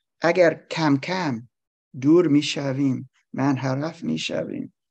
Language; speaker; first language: Persian; non-native, learner; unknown